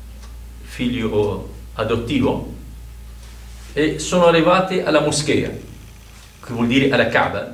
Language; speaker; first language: Italian; non-native, fluent; Arabic